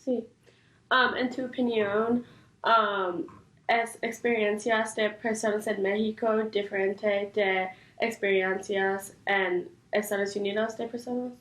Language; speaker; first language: Spanish; non-native, learner; English